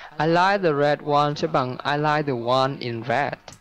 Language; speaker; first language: English; non-native, fluent; Vietnamese